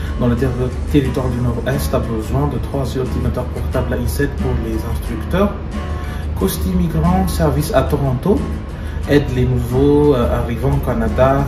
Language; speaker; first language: French; non-native, fluent; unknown